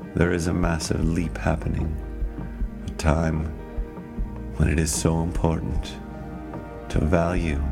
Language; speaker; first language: English; native; English